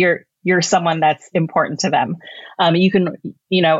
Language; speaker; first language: English; native; English